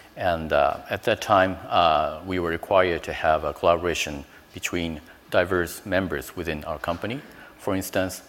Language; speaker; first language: English; non-native, fluent; Japanese